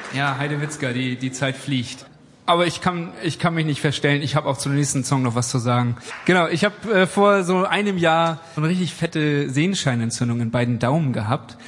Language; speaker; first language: German; native; German